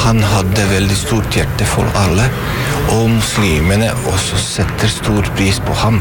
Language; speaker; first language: Norwegian; non-native, fluent; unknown